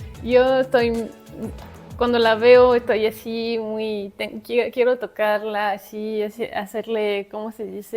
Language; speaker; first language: Spanish; non-native, fluent; French